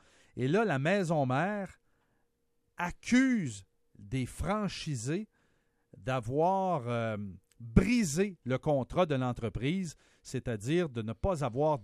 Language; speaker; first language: French; native; French